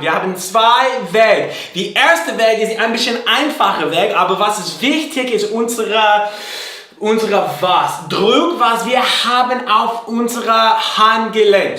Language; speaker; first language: German; non-native, learner; English